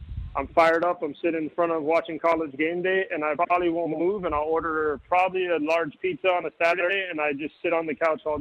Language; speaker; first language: English; native; English